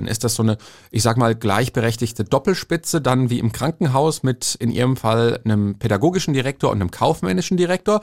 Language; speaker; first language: German; native; German